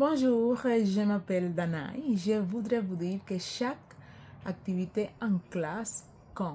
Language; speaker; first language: French; non-native, learner; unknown